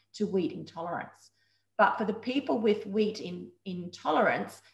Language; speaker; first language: English; native; English